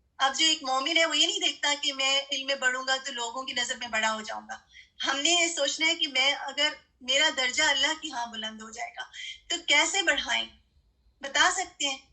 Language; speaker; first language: Urdu; native; Urdu